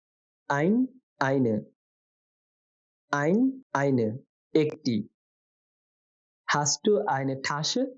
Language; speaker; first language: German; non-native, fluent; Bangla